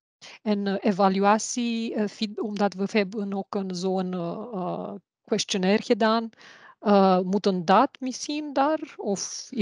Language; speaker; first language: Dutch; non-native, learner; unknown